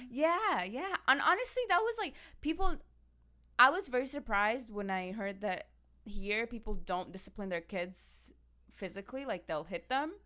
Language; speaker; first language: English; early bilingual, other home language; Arabic